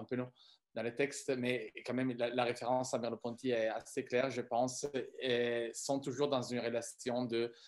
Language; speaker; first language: French; non-native, fluent; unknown